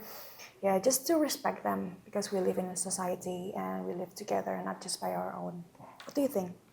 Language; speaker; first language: English; non-native, local second language; Indonesian